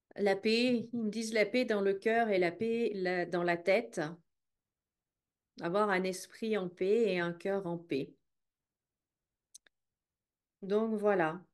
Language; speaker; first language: French; native; French